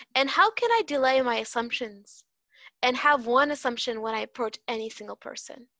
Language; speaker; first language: English; native; English